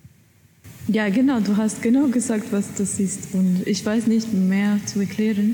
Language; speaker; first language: German; non-native, learner; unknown